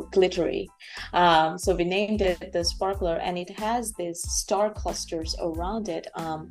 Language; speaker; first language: English; non-native, local second language; Bangla